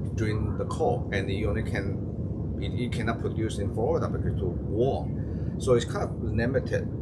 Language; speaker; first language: English; non-native, fluent; Chinese